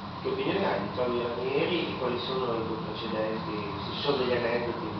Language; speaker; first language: Italian; native; Italian